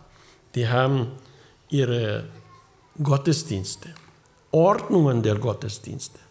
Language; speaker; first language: German; early bilingual, heritage; German